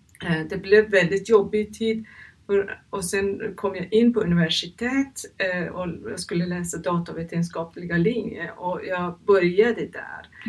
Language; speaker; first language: Swedish; non-native, fluent; Persian